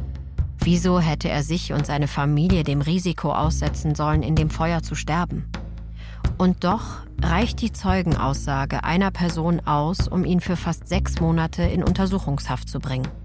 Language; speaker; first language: German; native; German